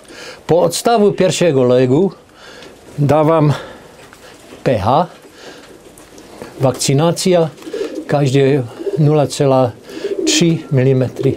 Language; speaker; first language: Polish; non-native, learner; Czech